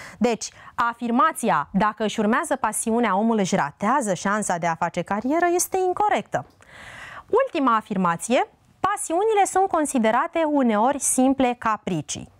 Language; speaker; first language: Romanian; native; Romanian